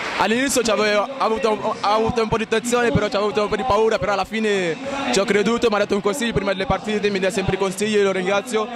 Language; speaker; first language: Italian; non-native, fluent; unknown